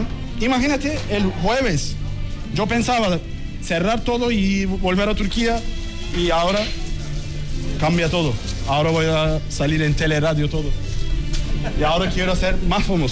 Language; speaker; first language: Spanish; non-native, learner; Turkish